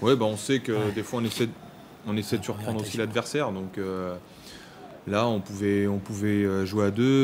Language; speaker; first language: French; native; French